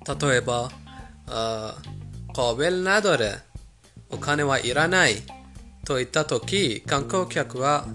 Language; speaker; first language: Japanese; non-native, fluent; Persian